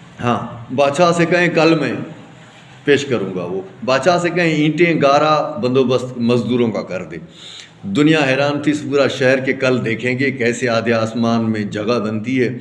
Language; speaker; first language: Urdu; non-native, local second language; Sindhi